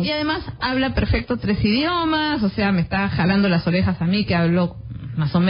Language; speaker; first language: Spanish; native; Spanish